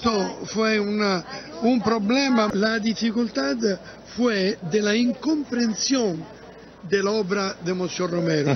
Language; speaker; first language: Spanish; non-native, fluent; Italian